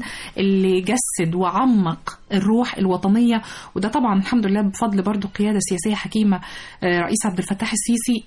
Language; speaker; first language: Arabic; native; Arabic